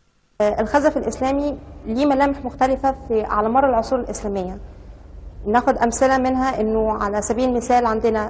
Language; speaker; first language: Arabic; native; Arabic